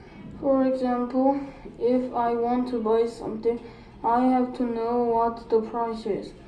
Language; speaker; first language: English; non-native, learner; Korean